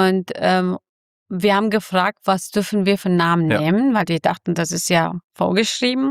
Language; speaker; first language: German; non-native, fluent; Kurdish